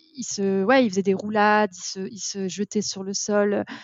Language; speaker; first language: French; native; French